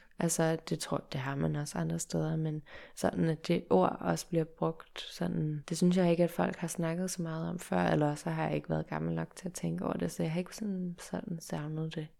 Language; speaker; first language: Danish; early bilingual, heritage; Danish